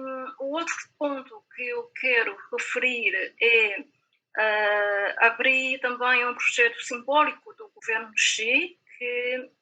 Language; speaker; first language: Portuguese; non-native, fluent; Chinese